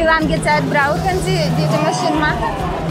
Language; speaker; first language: German; non-native, learner; Russian